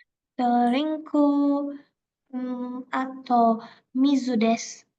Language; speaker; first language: Japanese; non-native, learner; Indonesian